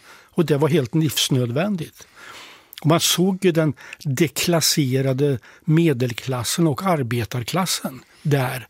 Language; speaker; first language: Swedish; native; Swedish